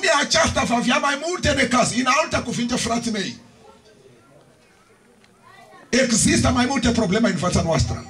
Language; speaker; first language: Romanian; non-native, learner; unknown